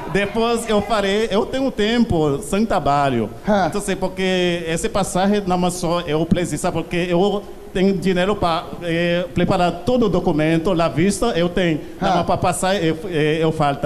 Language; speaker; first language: Portuguese; non-native, learner; Haitian Creole